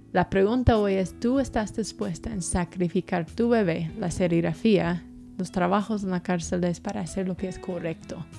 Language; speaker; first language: Spanish; non-native, fluent; English